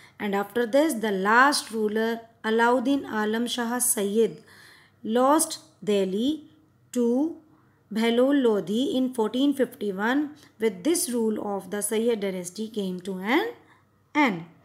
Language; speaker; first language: English; non-native, local second language; Hindi